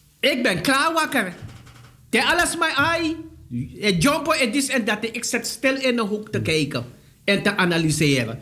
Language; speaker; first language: Dutch; native; Dutch